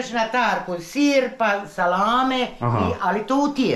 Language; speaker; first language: Polish; non-native, learner; Croatian